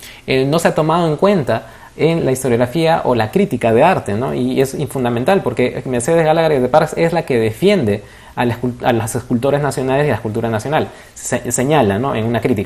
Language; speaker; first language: Spanish; native; Spanish